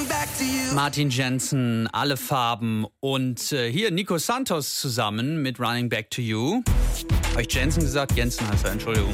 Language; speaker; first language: German; native; German